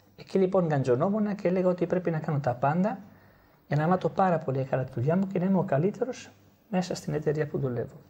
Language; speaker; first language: Greek; non-native, fluent; Italian